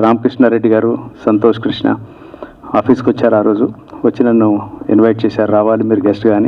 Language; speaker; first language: Telugu; native; Telugu